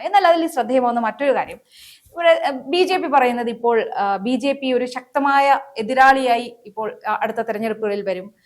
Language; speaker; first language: Malayalam; native; Malayalam